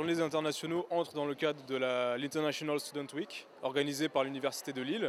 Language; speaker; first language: French; native; French